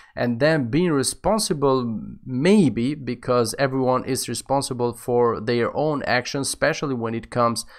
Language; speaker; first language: English; non-native, fluent; Albanian